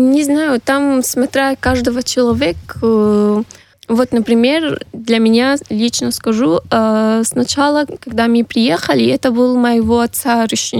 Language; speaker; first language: Russian; non-native, learner; Arabic